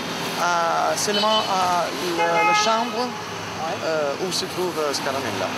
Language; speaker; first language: French; non-native, learner; Italian